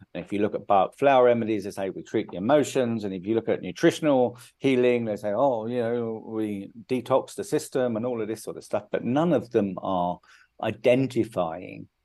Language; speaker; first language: English; native; English